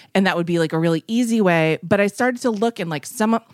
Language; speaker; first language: English; native; English